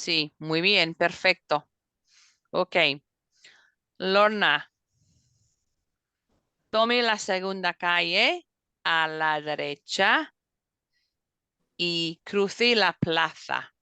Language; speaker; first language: Spanish; non-native, fluent; English